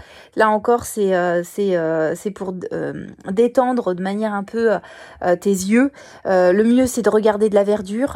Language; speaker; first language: French; native; French